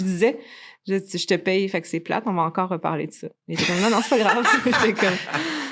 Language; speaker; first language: French; native; French